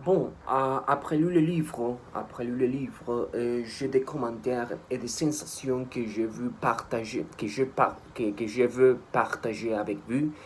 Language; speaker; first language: French; non-native, learner; Spanish